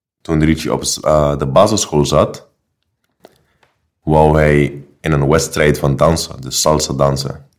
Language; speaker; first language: Dutch; non-native, local second language; Papiamento